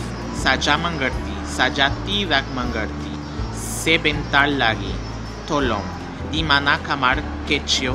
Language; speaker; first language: Indonesian; non-native, learner; Portuguese